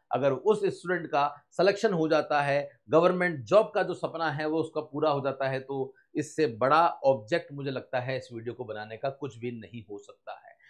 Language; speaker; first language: Hindi; native; Hindi